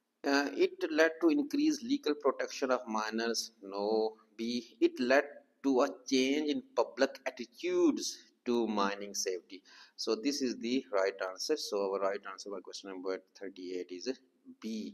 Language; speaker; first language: English; non-native, local second language; Urdu